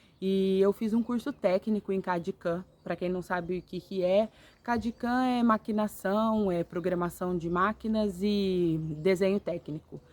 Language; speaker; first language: Portuguese; native; Portuguese